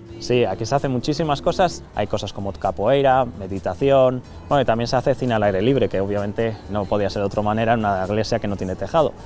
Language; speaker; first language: Spanish; native; Spanish